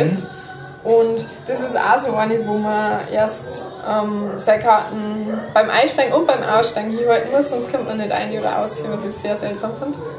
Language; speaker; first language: German; native; German